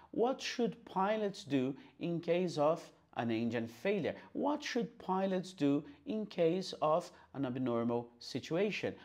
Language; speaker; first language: English; non-native, fluent; Portuguese